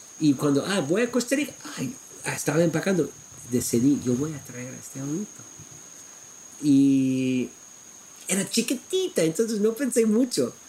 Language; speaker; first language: Spanish; non-native, fluent; English